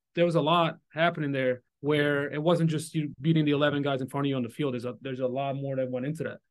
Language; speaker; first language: English; early bilingual, other home language; Italian